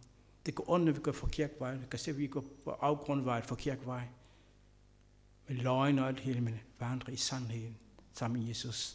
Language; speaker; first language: Danish; non-native, fluent; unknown